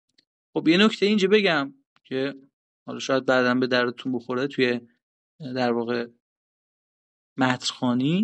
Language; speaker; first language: Persian; native; Persian